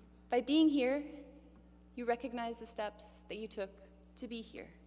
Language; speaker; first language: English; native; English